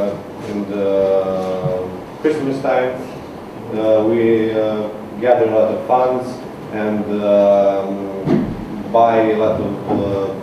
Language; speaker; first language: English; non-native, learner; Romanian